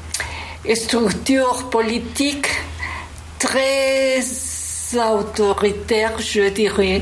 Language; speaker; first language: French; non-native, fluent; Spanish